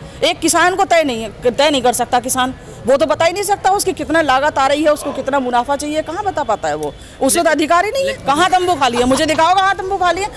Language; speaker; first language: Hindi; native; Hindi